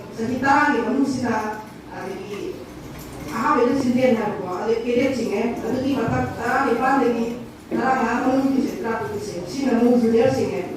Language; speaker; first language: Manipuri; native; Manipuri